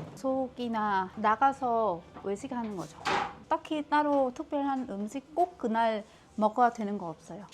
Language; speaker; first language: Korean; non-native, fluent; Vietnamese